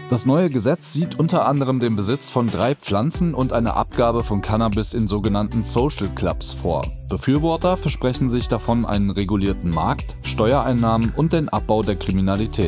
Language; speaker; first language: German; native; German